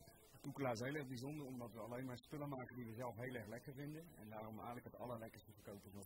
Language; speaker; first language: Dutch; native; Dutch